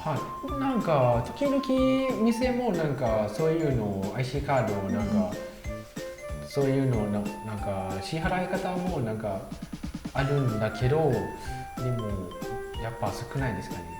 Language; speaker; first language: Japanese; non-native, fluent; Thai